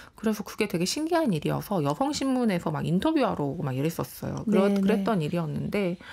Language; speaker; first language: Korean; native; Korean